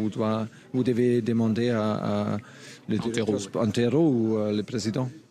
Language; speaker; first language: French; non-native, fluent; German